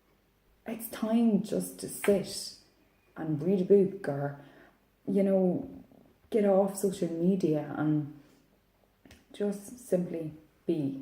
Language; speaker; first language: English; native; English